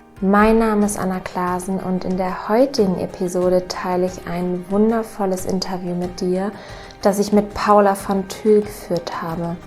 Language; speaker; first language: German; native; German